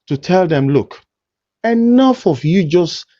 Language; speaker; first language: English; non-native, local second language; Yoruba